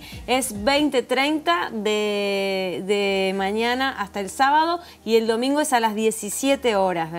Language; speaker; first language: Spanish; native; Spanish